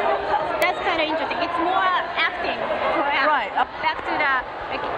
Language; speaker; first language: English; non-native, learner; Japanese